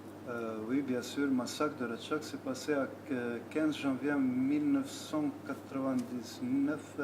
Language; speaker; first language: French; non-native, learner; Albanian